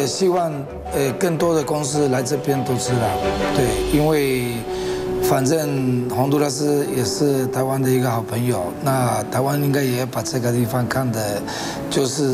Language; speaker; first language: Chinese; non-native, fluent; Spanish